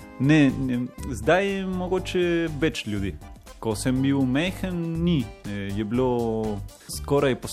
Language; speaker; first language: Slovenian; non-native, learner; Spanish